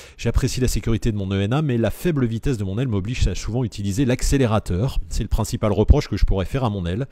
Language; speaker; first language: French; native; French